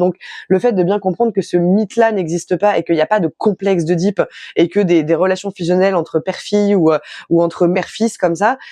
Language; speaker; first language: French; native; French